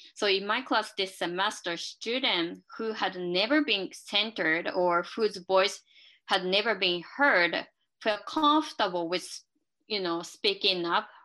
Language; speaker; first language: English; non-native, fluent; Japanese